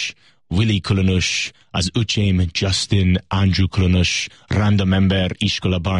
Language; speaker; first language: Hungarian; non-native, learner; English